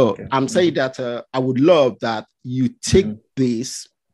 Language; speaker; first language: English; non-native, local second language; Yoruba